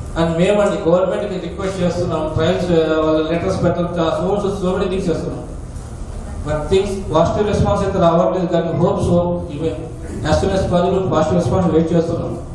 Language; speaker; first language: Telugu; non-native, local second language; Urdu